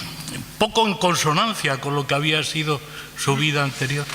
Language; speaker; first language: Spanish; native; Spanish